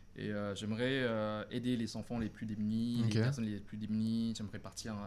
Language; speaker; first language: French; non-native, fluent; Thai